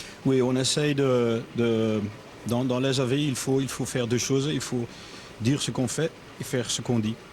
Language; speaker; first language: French; non-native, fluent; Dutch